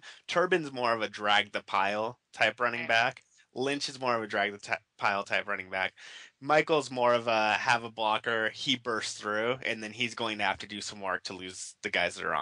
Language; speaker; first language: English; native; English